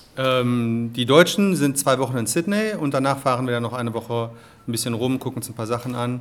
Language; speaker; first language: German; native; German